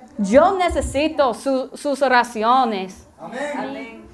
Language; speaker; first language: Spanish; non-native, learner; English